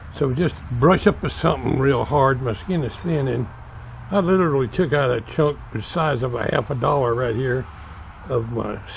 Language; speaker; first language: English; native; English